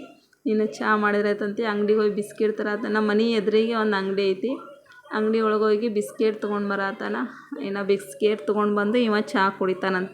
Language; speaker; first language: Kannada; native; Kannada